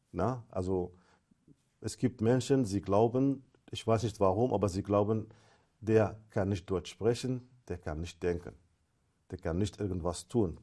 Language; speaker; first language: German; non-native, fluent; Arabic